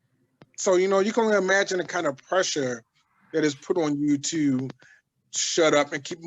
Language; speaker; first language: English; native; English